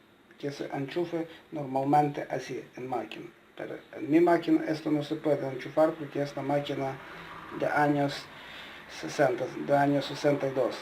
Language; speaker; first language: Spanish; non-native, learner; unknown